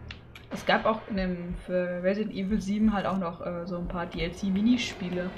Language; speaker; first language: German; native; German